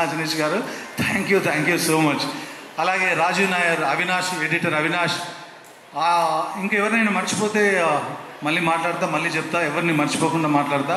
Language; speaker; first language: Telugu; native; Telugu